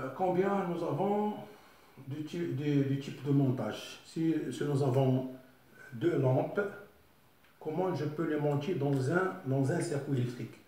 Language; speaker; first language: French; non-native, local second language; Arabic